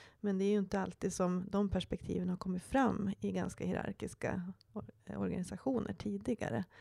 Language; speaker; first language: Swedish; native; Swedish